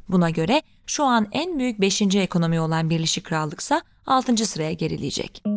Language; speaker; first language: Turkish; native; Turkish